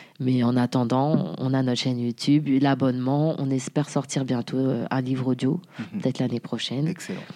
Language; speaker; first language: French; early bilingual, other home language; Haitian Creole